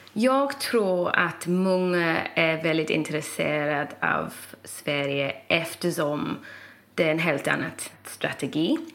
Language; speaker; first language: Swedish; non-native, fluent; English